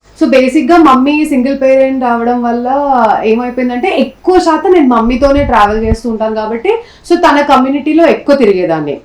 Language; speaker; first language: Telugu; non-native, local second language; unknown